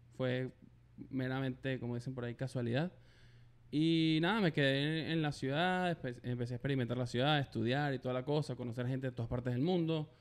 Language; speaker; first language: Spanish; native; Spanish